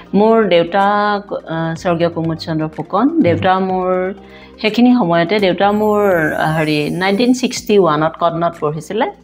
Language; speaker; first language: Assamese; native; Assamese